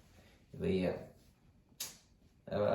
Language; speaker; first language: English; native; English